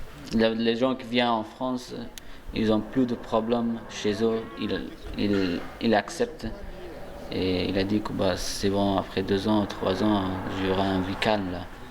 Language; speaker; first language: French; non-native, learner; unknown